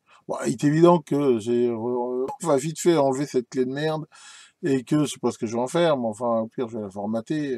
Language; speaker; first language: French; native; French